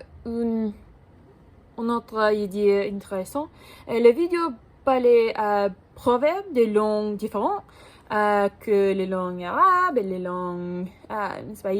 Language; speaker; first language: French; non-native, learner; English